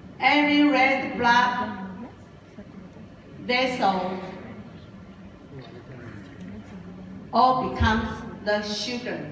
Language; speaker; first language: English; non-native, learner; Japanese